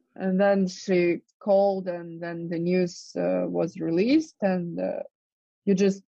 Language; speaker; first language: English; non-native, fluent; Russian